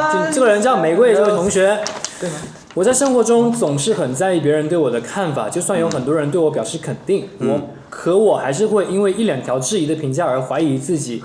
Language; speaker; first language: Chinese; native; Chinese